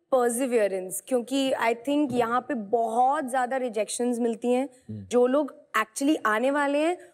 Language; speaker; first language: Hindi; native; Hindi